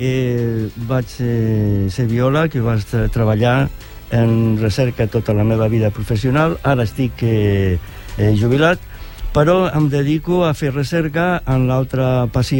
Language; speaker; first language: Catalan; native; Catalan